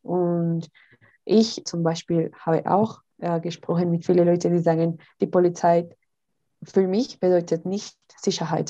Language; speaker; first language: German; non-native, learner; Spanish